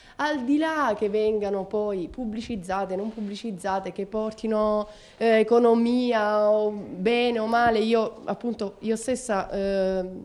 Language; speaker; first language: Italian; native; Italian